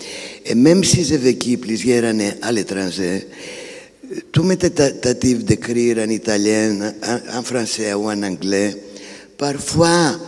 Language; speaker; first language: French; non-native, fluent; Greek